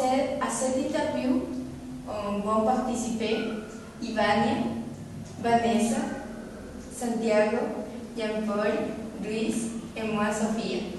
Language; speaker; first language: French; non-native, learner; Spanish